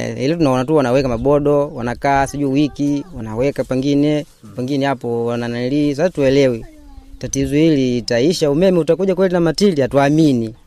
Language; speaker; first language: Swahili; non-native, local second language; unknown